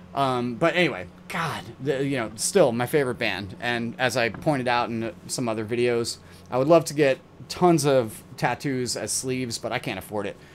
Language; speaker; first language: English; native; English